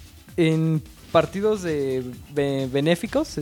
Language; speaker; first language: Spanish; native; Spanish